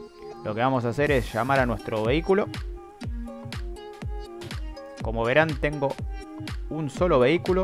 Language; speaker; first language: Spanish; native; Spanish